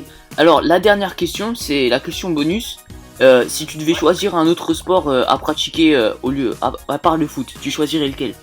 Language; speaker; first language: French; native; French